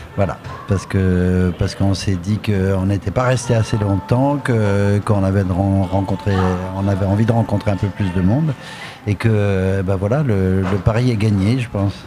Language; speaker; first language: French; native; French